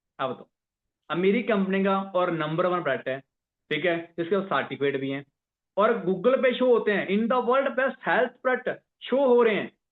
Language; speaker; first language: Hindi; non-native, local second language; Punjabi